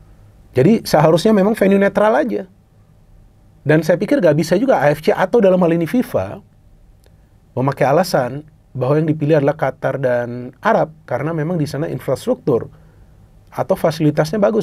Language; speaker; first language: Indonesian; native; Indonesian